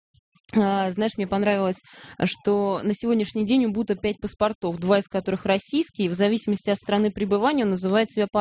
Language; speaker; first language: Russian; native; Russian